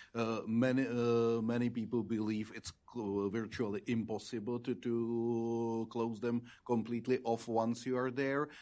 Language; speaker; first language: English; non-native, fluent; Czech